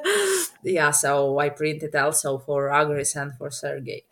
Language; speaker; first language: English; non-native, learner; Latvian